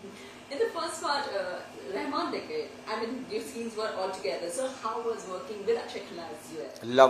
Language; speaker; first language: English; non-native, local second language; Hindi